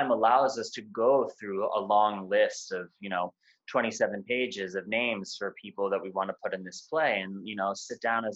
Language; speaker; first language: English; native; English